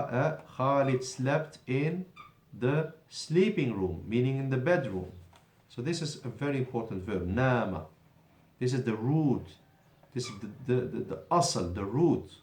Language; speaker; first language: English; non-native, fluent; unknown